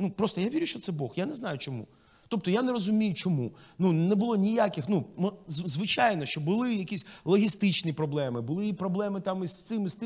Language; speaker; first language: Ukrainian; non-native, local second language; Russian